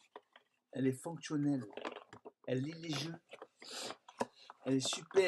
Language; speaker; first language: French; native; French